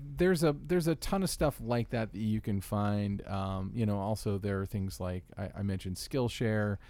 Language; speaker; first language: English; native; English